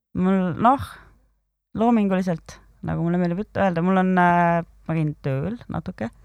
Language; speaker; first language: Estonian; native; Estonian